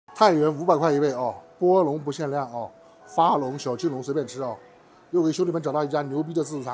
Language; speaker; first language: Chinese; native; Chinese